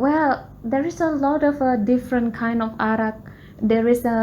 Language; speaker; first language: English; non-native, learner; Balinese